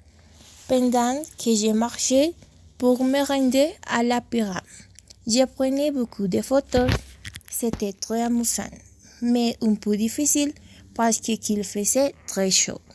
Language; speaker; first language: French; non-native, learner; Spanish